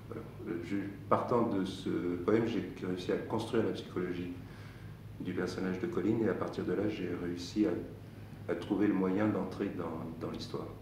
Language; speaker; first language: French; native; French